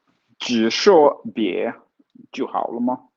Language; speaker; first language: Chinese; non-native, learner; Swedish